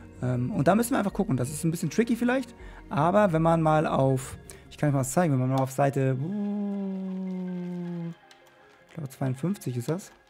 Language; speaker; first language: German; native; German